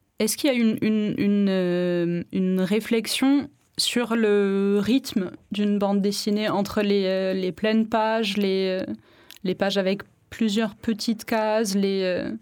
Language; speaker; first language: French; non-native, fluent; German